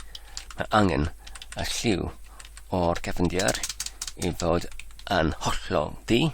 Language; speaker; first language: Welsh; non-native, learner; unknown